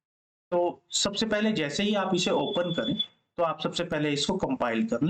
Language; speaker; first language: Hindi; native; Hindi